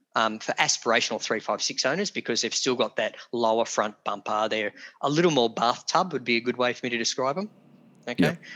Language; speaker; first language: English; native; English